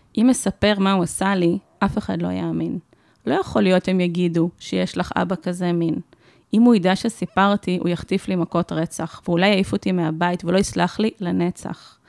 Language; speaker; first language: Hebrew; native; Hebrew